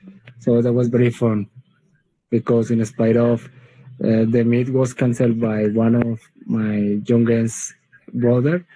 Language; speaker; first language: English; non-native, fluent; Spanish